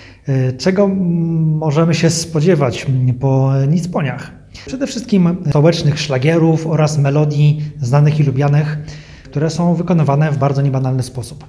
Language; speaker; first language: Polish; native; Polish